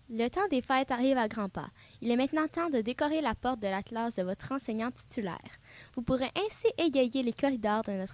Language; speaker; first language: French; native; French